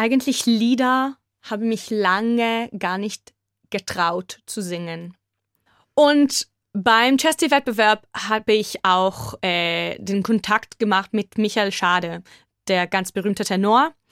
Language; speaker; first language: German; non-native, fluent; Hebrew